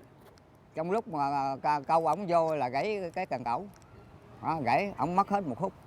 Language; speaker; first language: Vietnamese; native; Vietnamese